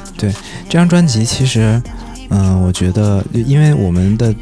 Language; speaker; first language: Chinese; native; Chinese